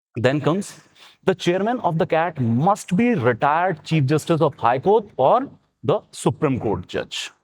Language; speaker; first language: English; non-native, local second language; Punjabi